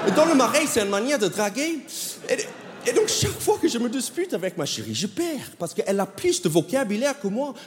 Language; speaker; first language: French; non-native, fluent; English